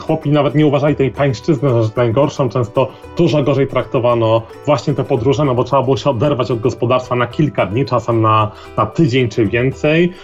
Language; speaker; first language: Polish; native; Polish